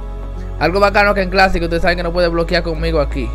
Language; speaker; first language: Spanish; native; Spanish